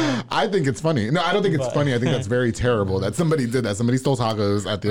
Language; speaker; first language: English; native; English